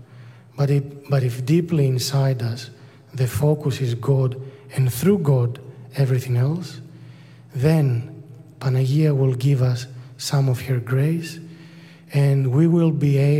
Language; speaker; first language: English; non-native, fluent; Greek